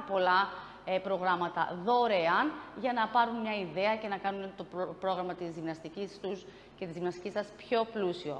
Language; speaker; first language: Greek; native; Greek